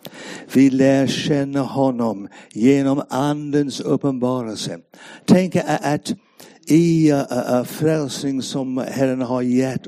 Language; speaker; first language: Swedish; non-native, fluent; English